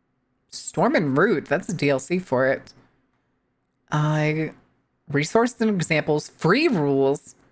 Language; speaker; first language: English; native; English